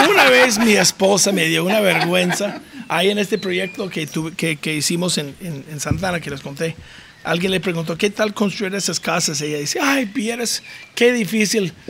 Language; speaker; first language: Spanish; non-native, fluent; English